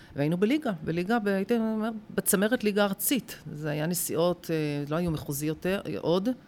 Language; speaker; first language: Hebrew; native; Hebrew